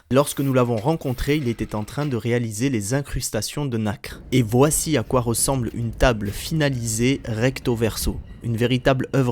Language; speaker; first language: French; native; French